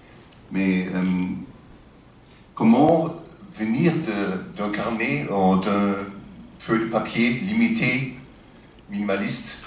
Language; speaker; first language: French; non-native, fluent; German